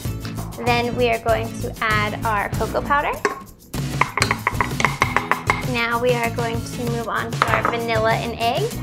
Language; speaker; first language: English; native; English